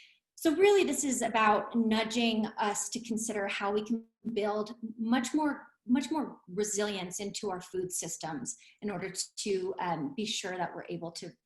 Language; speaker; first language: English; native; English